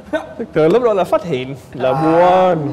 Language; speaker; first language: Vietnamese; early bilingual, heritage; Vietnamese